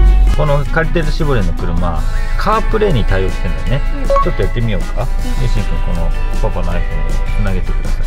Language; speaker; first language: Japanese; native; Japanese